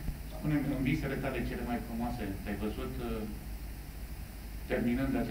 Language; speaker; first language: Romanian; native; Romanian